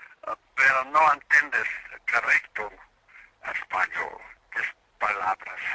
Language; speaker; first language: Spanish; non-native, learner; English